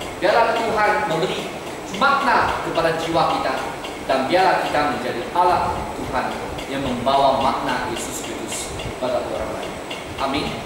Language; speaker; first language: Malay; non-native, local second language; Chinese